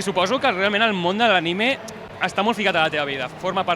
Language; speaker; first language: Catalan; native; Catalan